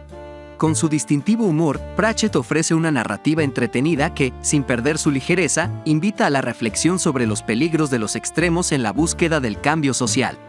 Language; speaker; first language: Spanish; native; Spanish